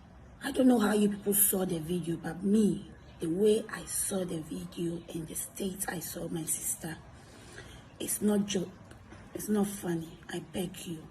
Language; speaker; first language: English; non-native, local second language; Akan